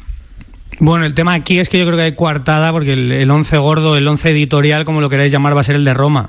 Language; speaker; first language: Spanish; native; Spanish